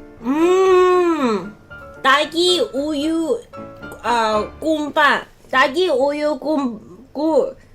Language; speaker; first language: Korean; non-native, learner; Cantonese